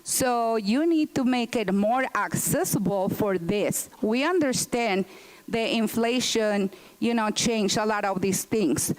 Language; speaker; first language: English; non-native, fluent; Spanish